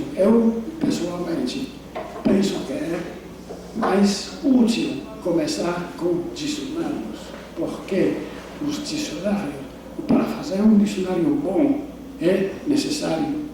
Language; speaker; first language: Portuguese; non-native, fluent; English